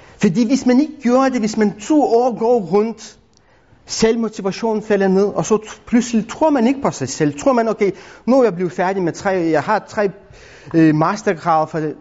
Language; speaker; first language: Danish; non-native, fluent; Lithuanian